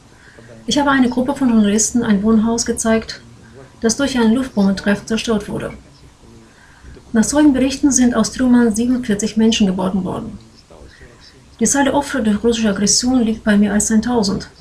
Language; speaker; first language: German; non-native, fluent; Ukrainian